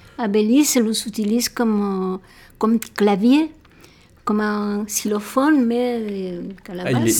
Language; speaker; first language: French; non-native, fluent; Spanish